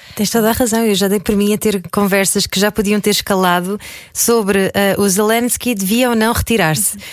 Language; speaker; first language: Portuguese; native; Portuguese